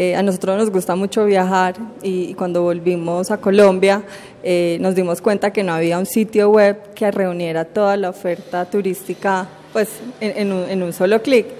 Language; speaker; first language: Spanish; native; Spanish